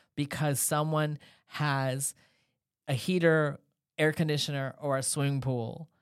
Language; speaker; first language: English; native; English